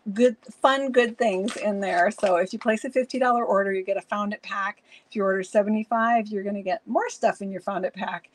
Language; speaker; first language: English; native; English